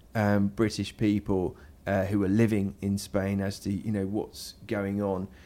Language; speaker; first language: English; native; English